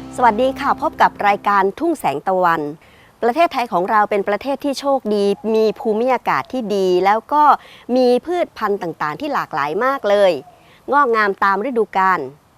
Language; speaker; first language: Thai; native; Thai